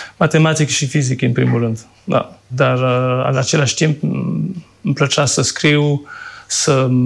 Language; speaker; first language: Romanian; non-native, fluent; French